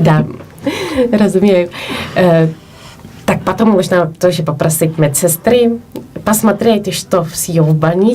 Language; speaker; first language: Russian; non-native, fluent; Polish